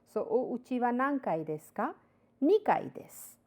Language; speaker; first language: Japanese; non-native, fluent; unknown